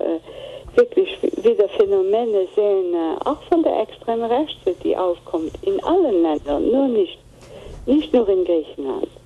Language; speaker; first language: German; non-native, fluent; Greek